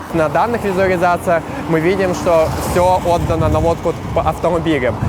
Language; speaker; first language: Russian; native; Russian